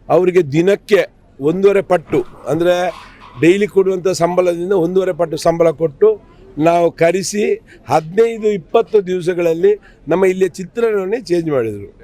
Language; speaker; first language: Kannada; native; Kannada